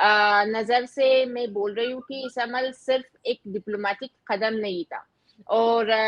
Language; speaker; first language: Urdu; non-native, fluent; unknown